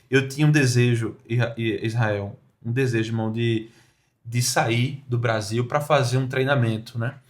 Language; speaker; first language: Portuguese; native; Portuguese